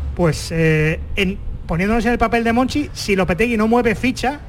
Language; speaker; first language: Spanish; native; Spanish